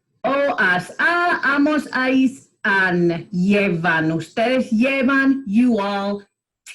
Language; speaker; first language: Spanish; non-native, fluent; English